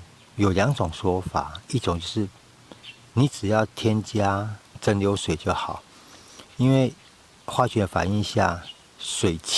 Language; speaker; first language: Chinese; native; Chinese